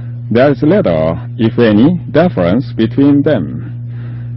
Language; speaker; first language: English; non-native, fluent; Korean